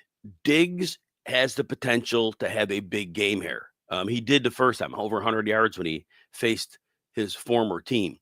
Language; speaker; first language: English; native; English